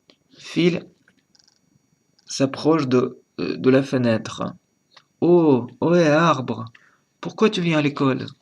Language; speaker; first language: French; non-native, learner; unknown